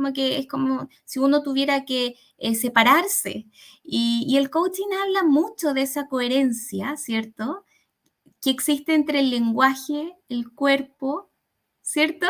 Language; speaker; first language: Spanish; early bilingual, other home language; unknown